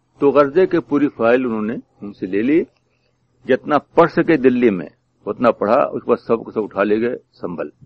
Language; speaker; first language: Urdu; native; Urdu